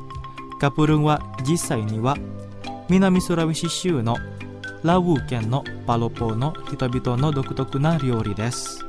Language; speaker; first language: Japanese; non-native, fluent; Indonesian